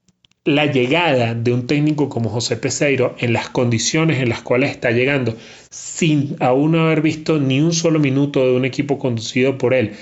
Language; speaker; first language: Spanish; native; Spanish